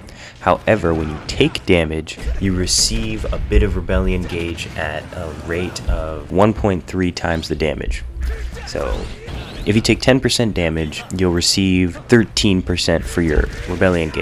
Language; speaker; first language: English; native; English